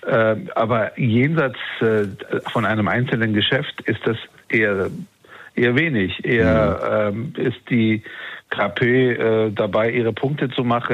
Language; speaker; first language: German; native; German